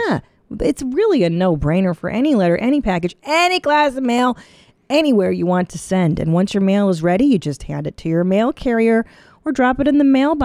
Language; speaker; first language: English; native; English